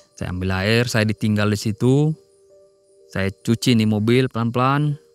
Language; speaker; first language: Indonesian; non-native, local second language; Batak Toba